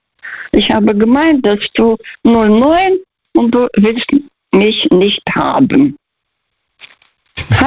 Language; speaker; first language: German; early bilingual, heritage; German